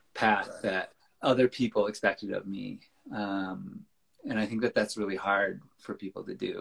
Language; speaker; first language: English; native; English